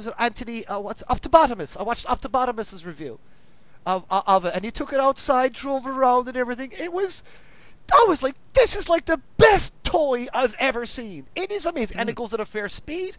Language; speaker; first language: English; native; English